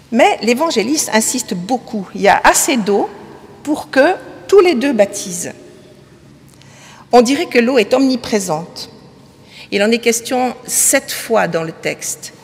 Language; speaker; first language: French; native; French